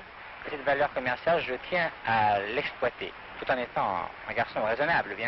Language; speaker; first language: French; native; French